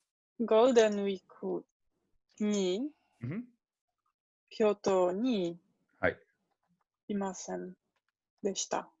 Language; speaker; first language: Japanese; non-native, learner; English